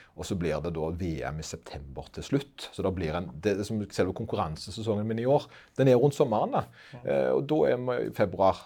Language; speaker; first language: Norwegian; native; Norwegian